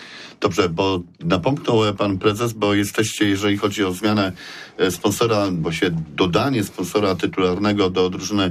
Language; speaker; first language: Polish; native; Polish